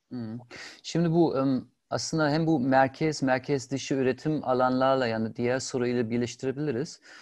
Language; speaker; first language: Turkish; non-native, fluent; German